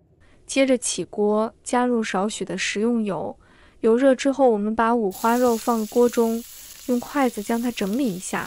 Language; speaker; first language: Chinese; native; Chinese